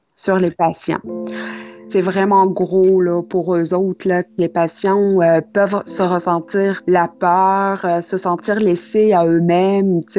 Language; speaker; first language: French; non-native, local second language; Arabic